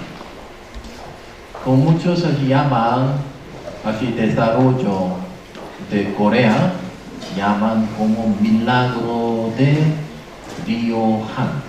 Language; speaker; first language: Spanish; non-native, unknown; Korean